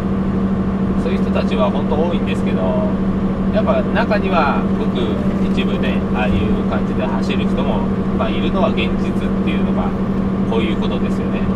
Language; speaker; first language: Japanese; native; Japanese